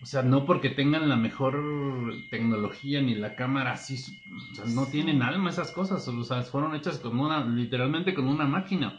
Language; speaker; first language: Spanish; native; Spanish